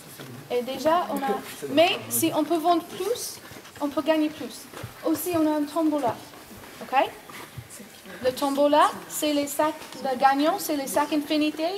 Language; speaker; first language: French; non-native, fluent; English